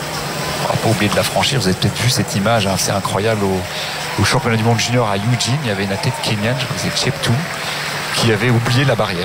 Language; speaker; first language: French; native; French